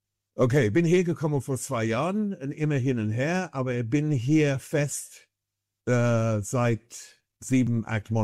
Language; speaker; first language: German; non-native, fluent; English